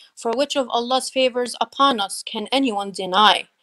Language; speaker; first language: English; native; English